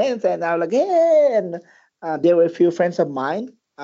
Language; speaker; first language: English; non-native, local second language; Nepali